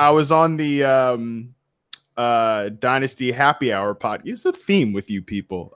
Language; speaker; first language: English; native; English